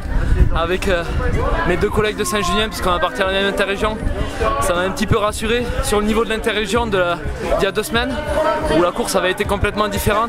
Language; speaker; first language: French; native; French